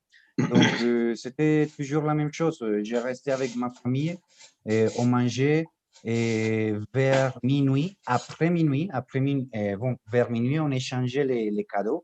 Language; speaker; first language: French; non-native, fluent; Spanish